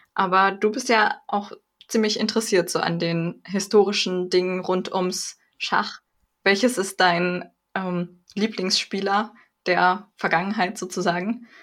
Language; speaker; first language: German; native; German